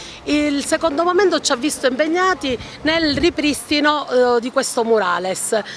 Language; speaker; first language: Italian; native; Italian